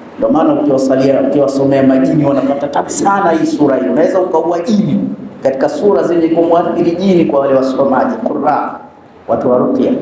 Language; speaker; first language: Swahili; native; Swahili